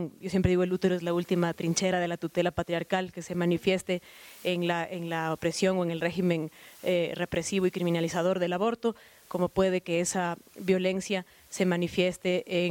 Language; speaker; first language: Spanish; native; Spanish